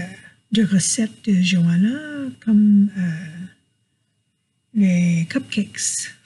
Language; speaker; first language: French; non-native, learner; English